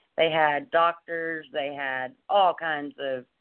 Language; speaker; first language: English; native; English